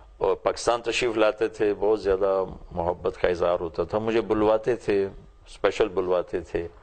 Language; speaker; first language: Urdu; non-native, local second language; Punjabi